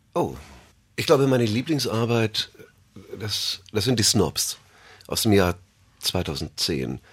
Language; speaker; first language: German; native; German